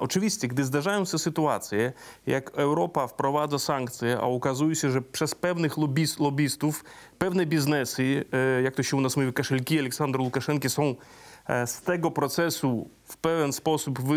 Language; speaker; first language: Polish; non-native, fluent; Belarusian